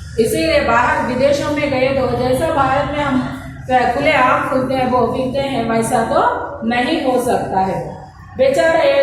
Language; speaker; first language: Hindi; non-native, local second language; Telugu